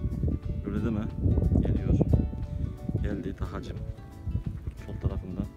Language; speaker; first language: Turkish; native; Turkish